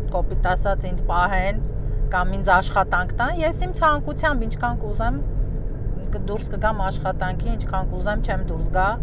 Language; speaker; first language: Armenian; native; Armenian